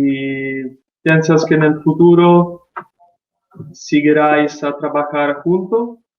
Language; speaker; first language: Spanish; non-native, fluent; Italian